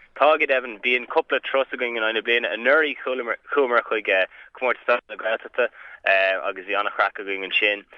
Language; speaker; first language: Irish; native; Irish